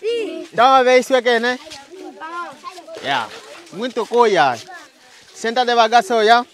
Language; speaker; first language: Portuguese; non-native, learner; Vietnamese